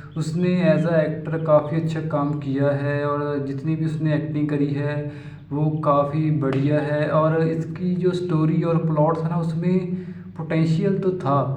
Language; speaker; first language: Hindi; native; Hindi